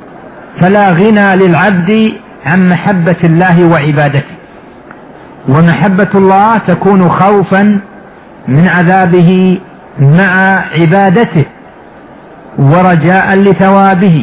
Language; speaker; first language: Arabic; native; Arabic